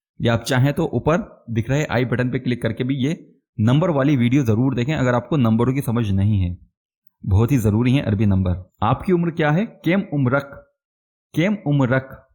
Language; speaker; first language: Hindi; native; Hindi